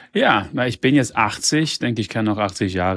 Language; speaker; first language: German; early bilingual, heritage; German